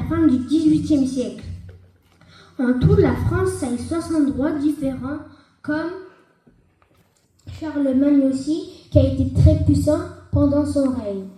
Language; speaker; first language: French; early bilingual, other home language; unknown